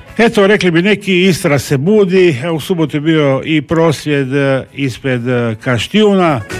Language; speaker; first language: Croatian; native; Croatian